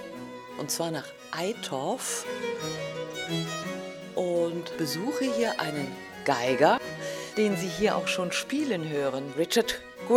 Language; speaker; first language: German; native; German